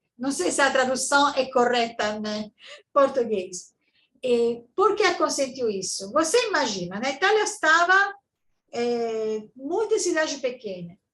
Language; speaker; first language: Portuguese; non-native, learner; Italian